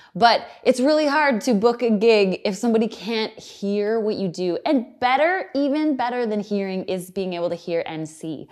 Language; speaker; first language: English; native; English